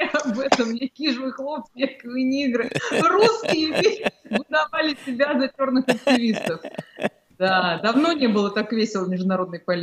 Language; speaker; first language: Russian; native; Russian